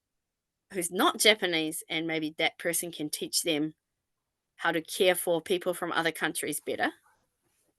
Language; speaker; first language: English; non-native, fluent; Japanese